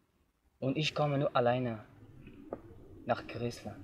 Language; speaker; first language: German; non-native, learner; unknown